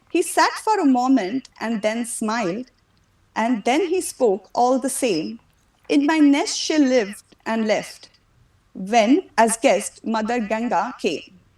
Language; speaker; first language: English; non-native, local second language; Marathi